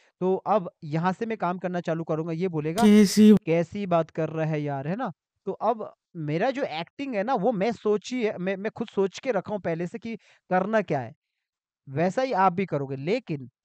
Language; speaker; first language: Hindi; native; Hindi